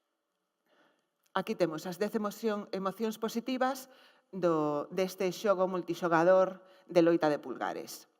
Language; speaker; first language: Galician; native; Galician